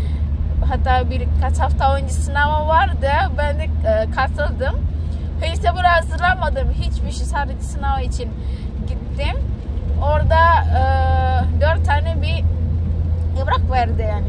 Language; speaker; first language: Turkish; non-native, learner; Indonesian